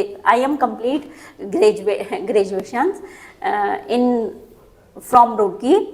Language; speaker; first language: English; non-native, learner; Hindi